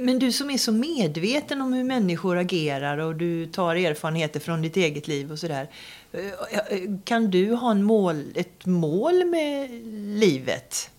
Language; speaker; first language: Swedish; native; Swedish